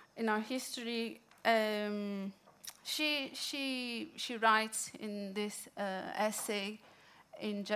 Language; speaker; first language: English; non-native, fluent; Italian